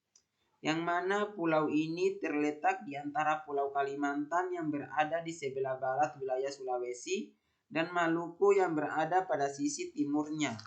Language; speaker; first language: Indonesian; native; Indonesian